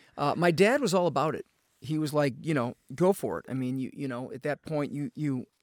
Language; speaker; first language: English; native; English